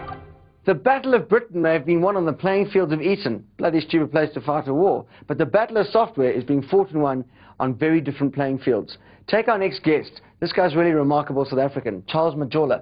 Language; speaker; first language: English; native; English